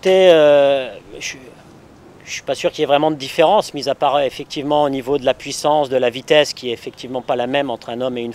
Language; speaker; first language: French; native; French